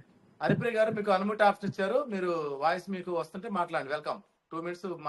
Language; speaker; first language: Telugu; native; Telugu